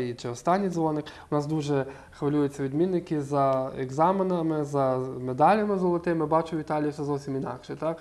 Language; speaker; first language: Ukrainian; native; Ukrainian